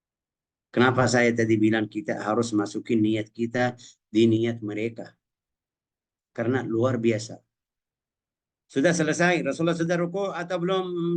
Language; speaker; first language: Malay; non-native, fluent; Arabic